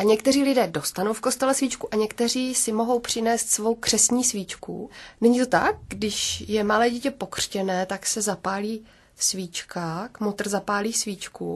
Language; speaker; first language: Czech; native; Czech